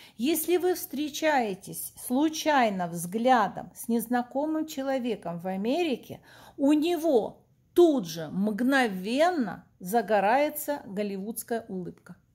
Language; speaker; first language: Russian; native; Russian